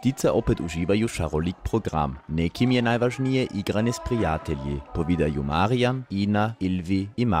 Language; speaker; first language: Serbian; native; Serbian